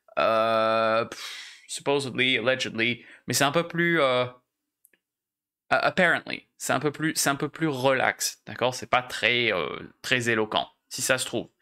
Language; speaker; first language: French; native; French